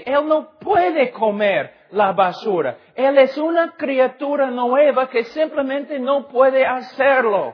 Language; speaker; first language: Spanish; non-native, fluent; English